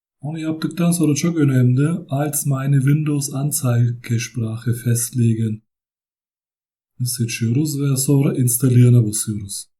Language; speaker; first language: Turkish; early bilingual, other home language; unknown